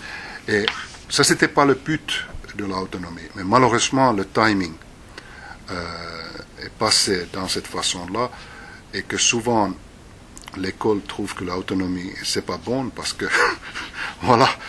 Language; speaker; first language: French; non-native, fluent; Finnish